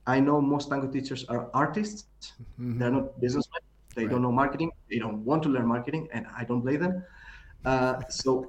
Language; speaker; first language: English; non-native, fluent; Greek